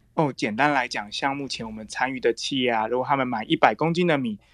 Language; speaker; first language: Chinese; native; Chinese